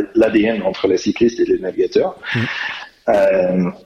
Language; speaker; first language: French; non-native, fluent; English